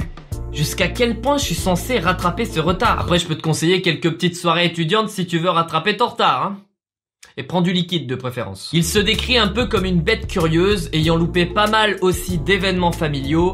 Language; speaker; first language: French; native; French